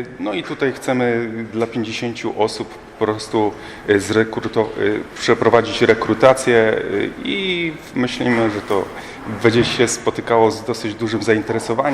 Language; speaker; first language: Polish; native; Polish